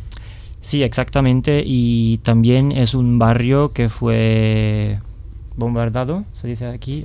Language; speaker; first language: Spanish; non-native, fluent; Italian